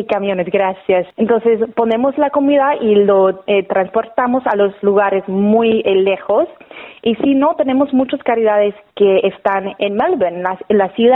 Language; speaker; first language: Spanish; non-native, fluent; English